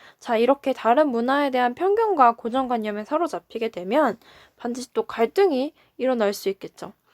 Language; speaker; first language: Korean; native; Korean